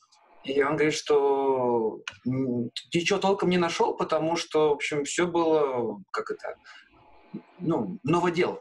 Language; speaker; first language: Russian; native; Russian